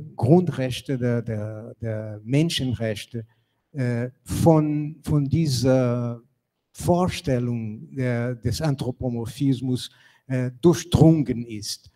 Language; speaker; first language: German; non-native, fluent; Portuguese